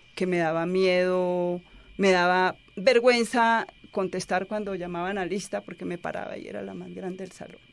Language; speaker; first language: Spanish; native; Spanish